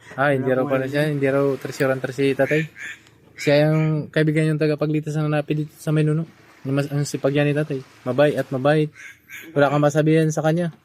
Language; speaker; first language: Filipino; non-native, local second language; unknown